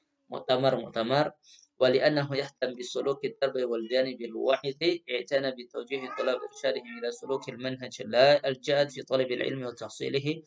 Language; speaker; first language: Arabic; non-native, fluent; Indonesian